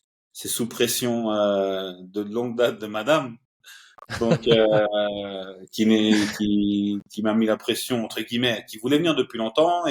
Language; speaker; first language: French; early bilingual, other home language; Turkish